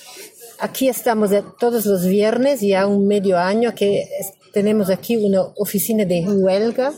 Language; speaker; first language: Spanish; non-native, learner; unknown